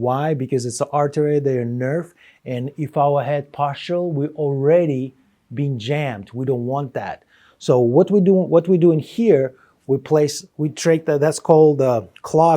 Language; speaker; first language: English; non-native, fluent; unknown